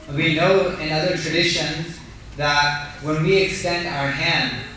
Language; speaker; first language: English; native; English